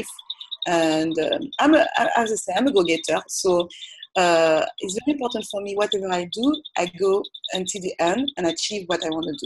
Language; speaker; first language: English; non-native, fluent; French